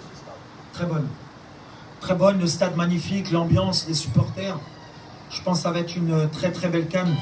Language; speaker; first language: French; native; French